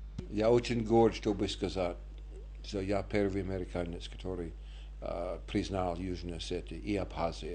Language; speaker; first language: Russian; non-native, learner; English